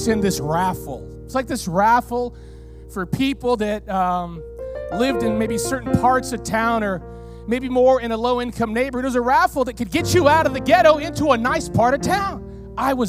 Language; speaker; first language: English; early bilingual, other home language; Spanish